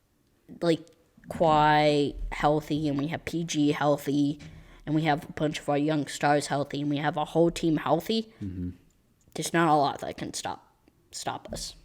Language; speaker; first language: English; native; English